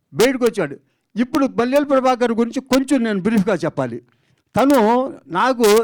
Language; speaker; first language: Telugu; native; Telugu